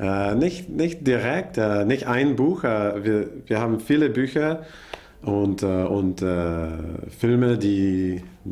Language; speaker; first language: German; non-native, learner; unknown